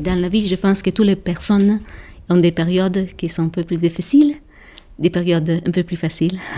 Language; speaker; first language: French; non-native, local second language; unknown